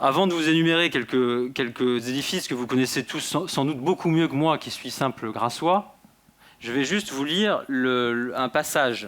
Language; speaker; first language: French; native; French